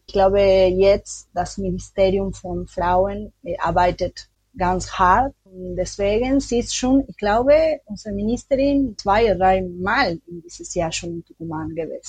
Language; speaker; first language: German; non-native, learner; Spanish